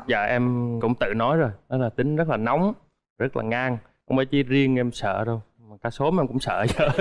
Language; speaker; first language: Vietnamese; native; Vietnamese